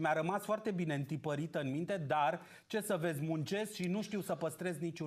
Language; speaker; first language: Romanian; native; Romanian